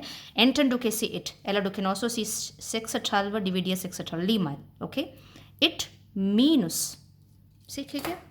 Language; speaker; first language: Danish; non-native, fluent; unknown